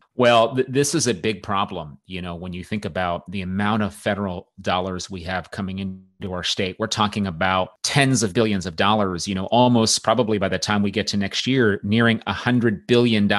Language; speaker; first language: English; native; English